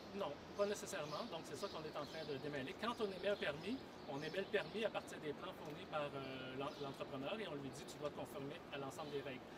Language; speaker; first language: French; native; French